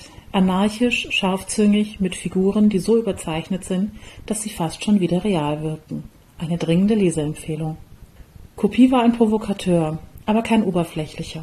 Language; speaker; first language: German; native; German